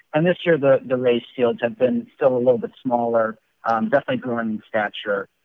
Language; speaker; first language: English; native; English